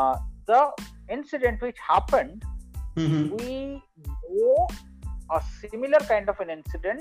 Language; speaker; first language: English; non-native, local second language; Bangla